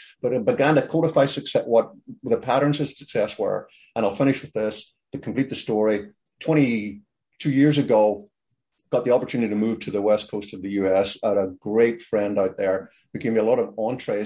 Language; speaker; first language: English; native; English